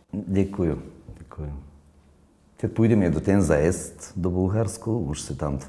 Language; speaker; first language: Czech; non-native, fluent; Bulgarian